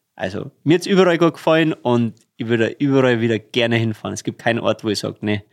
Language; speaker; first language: German; native; German